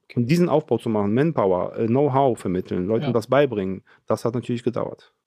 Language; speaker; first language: German; early bilingual, other home language; Polish